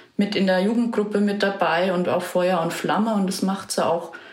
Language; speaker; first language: German; native; German